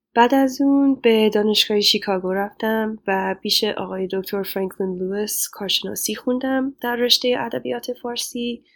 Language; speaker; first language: Persian; non-native, fluent; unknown